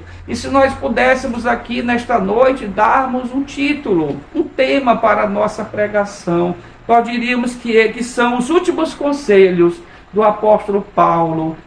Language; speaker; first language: Portuguese; native; Portuguese